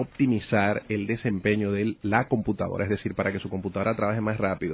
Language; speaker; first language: Spanish; native; Spanish